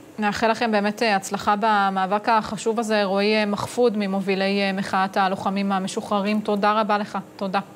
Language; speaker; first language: Hebrew; native; Hebrew